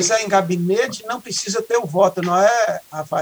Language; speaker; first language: Portuguese; native; Portuguese